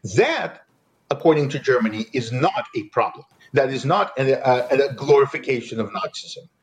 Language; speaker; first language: English; non-native, fluent; Russian